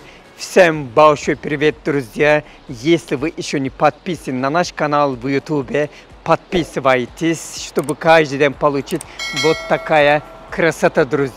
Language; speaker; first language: Russian; non-native, fluent; Turkish